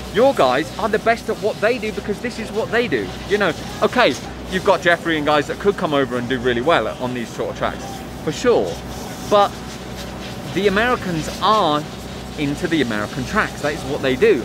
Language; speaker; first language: English; native; English